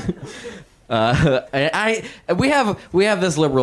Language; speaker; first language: English; native; English